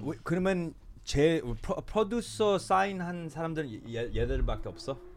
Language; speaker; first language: Korean; early bilingual, heritage; Korean